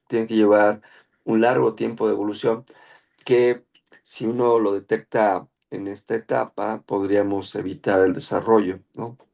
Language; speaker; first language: Spanish; native; Spanish